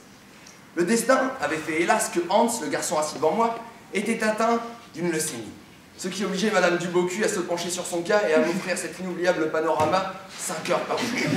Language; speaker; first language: French; native; French